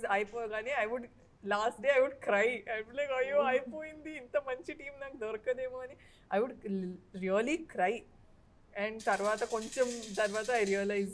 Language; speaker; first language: Telugu; non-native, fluent; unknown